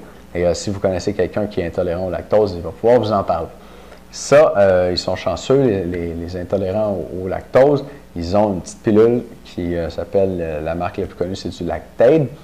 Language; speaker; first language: French; native; French